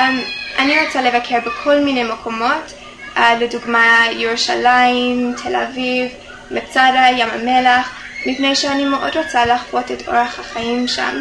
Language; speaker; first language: Hebrew; non-native, fluent; English